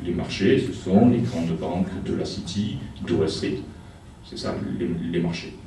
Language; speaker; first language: French; native; French